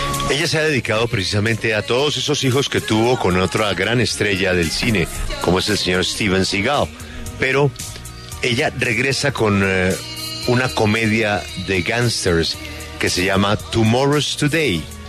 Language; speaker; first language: Spanish; native; Spanish